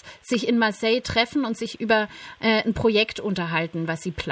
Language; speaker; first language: German; native; German